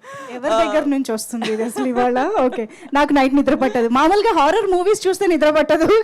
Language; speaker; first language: Telugu; native; Telugu